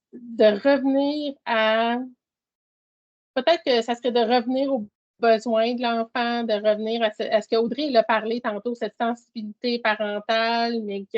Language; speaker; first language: French; native; French